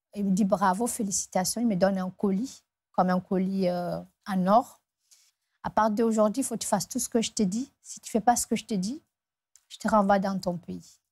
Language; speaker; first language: French; non-native, local second language; Fula